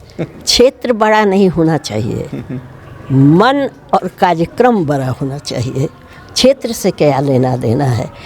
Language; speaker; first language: Hindi; non-native, local second language; Bangla